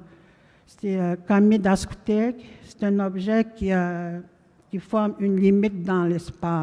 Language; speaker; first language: French; non-native, local second language; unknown